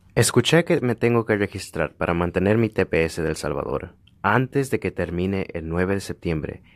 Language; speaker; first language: Spanish; non-native, learner; English